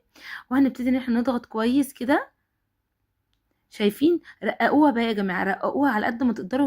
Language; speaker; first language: Arabic; native; Arabic